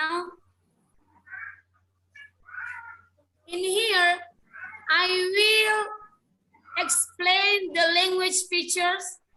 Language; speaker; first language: English; non-native, learner; Indonesian